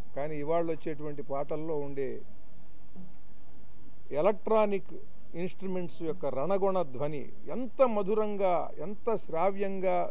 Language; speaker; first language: Telugu; native; Telugu